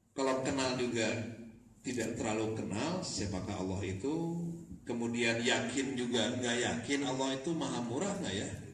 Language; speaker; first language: Indonesian; non-native, local second language; Sundanese